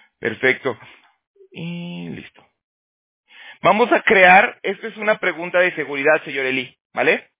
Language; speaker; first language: Spanish; native; Spanish